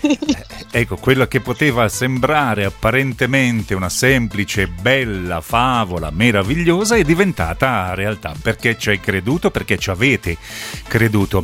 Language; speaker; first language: Italian; native; Italian